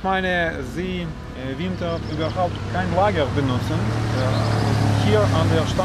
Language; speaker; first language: German; non-native, learner; Russian